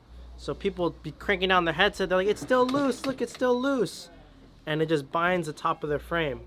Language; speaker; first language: English; native; English